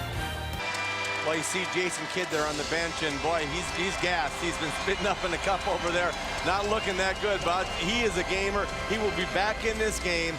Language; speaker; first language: English; native; English